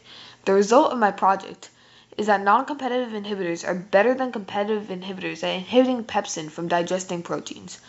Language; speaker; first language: English; native; English